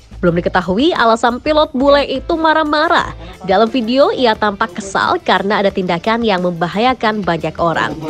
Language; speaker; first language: Indonesian; native; Indonesian